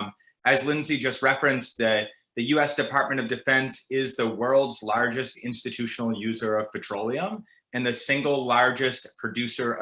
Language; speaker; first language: English; native; English